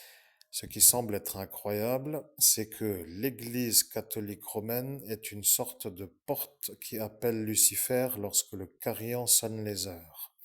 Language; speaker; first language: French; native; French